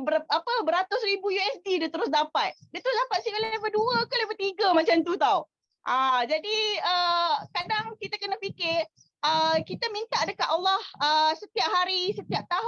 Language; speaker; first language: Malay; native; Malay